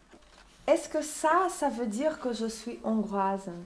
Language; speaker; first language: French; non-native, fluent; Portuguese